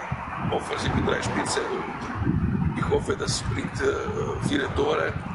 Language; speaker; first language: German; non-native, fluent; Croatian